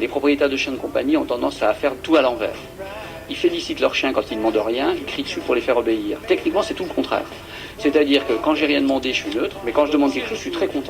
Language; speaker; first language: French; native; French